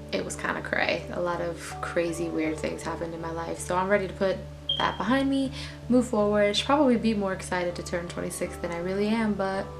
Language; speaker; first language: English; native; English